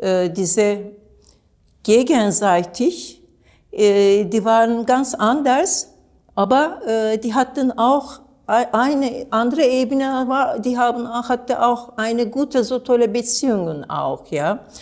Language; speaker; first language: German; non-native, learner; Turkish